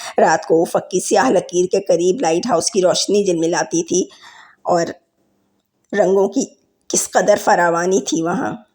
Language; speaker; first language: Urdu; native; Urdu